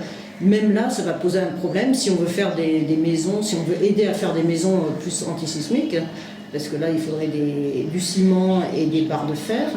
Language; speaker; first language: French; native; French